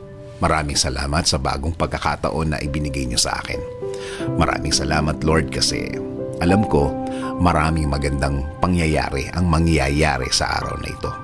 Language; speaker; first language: Filipino; native; Filipino